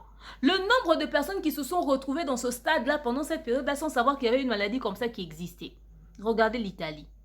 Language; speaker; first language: French; non-native, local second language; Lingala